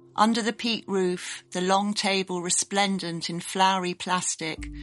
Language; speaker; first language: English; native; English